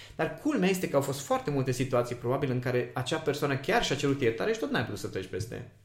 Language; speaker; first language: Romanian; native; Romanian